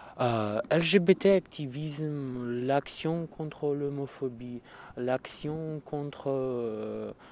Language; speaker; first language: French; non-native, learner; Russian